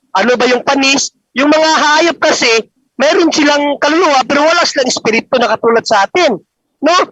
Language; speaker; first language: Filipino; non-native, local second language; Cebuano